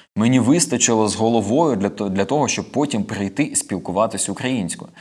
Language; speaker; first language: Ukrainian; non-native, local second language; Russian